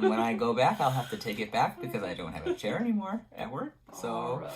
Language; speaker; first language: English; native; English